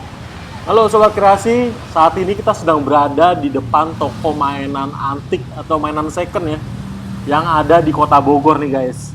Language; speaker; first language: Indonesian; native; Indonesian